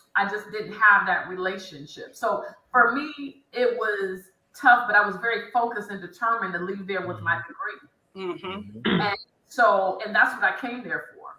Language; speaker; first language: English; native; English